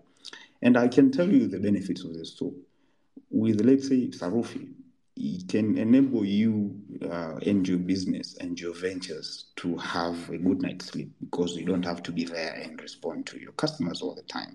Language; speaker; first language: English; non-native, local second language; Swahili